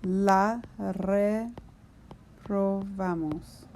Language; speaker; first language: Spanish; non-native, fluent; English